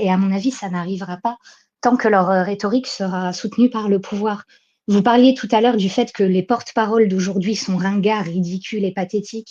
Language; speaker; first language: French; native; French